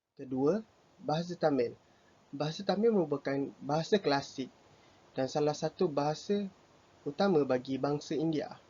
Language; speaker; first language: Malay; native; Malay